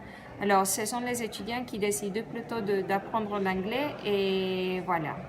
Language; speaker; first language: French; non-native, fluent; Spanish